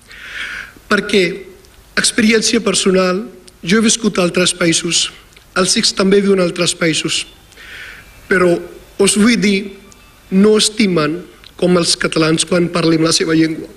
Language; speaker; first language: Catalan; non-native, fluent; Punjabi